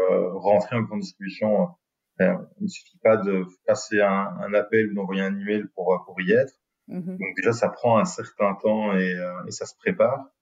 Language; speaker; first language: French; native; French